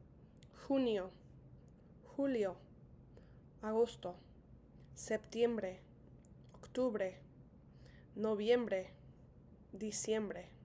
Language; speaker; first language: Spanish; non-native, fluent; English